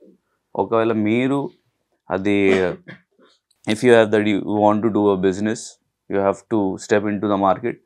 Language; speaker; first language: Telugu; non-native, local second language; Hindi